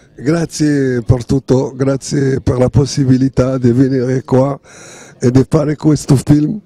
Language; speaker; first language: Italian; non-native, fluent; Arabic